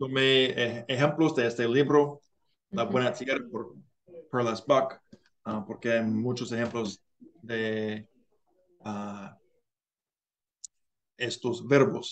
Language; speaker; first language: Spanish; non-native, learner; English